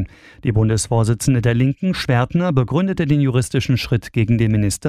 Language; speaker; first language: German; native; German